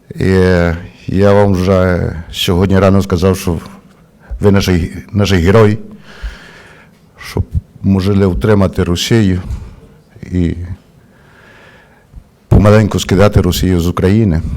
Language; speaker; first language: Ukrainian; early bilingual, heritage; Ukrainian